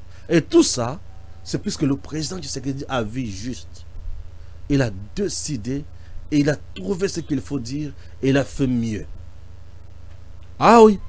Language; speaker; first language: French; non-native, local second language; Lingala